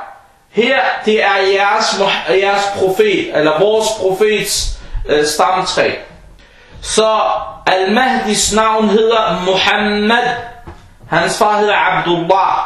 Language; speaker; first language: Danish; early bilingual, other home language; Arabic